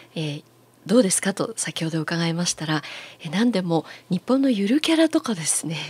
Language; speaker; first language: Japanese; native; Japanese